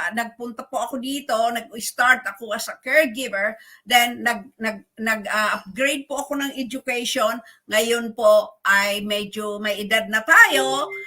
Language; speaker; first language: Filipino; non-native, local second language; Bikol